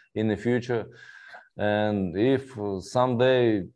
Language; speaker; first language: English; non-native, learner; Russian